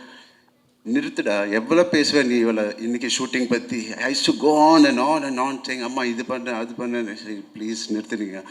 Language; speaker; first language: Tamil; non-native, local second language; Telugu